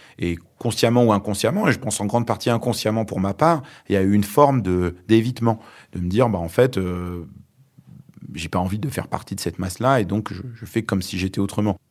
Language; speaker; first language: French; early bilingual, other home language; Arabic